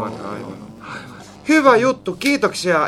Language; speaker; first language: Finnish; native; Finnish